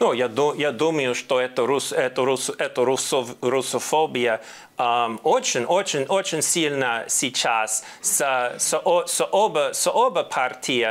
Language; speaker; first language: Russian; non-native, learner; English